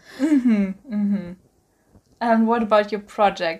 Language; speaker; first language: English; non-native, fluent; German